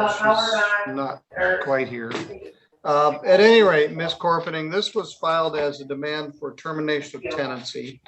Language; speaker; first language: English; native; English